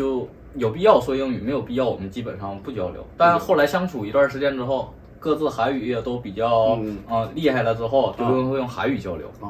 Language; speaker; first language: Chinese; native; Chinese